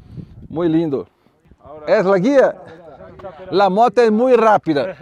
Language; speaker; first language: Spanish; non-native, learner; Portuguese